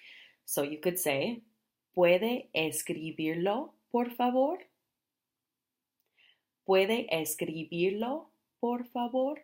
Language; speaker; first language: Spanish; non-native, fluent; English